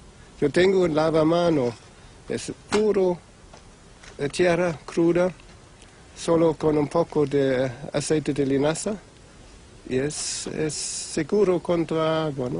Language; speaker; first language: Spanish; non-native, fluent; German